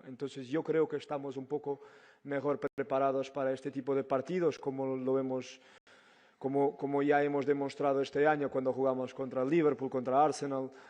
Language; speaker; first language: Spanish; non-native, fluent; Portuguese